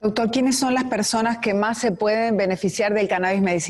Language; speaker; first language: Spanish; native; Spanish